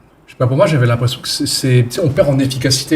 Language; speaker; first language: French; native; French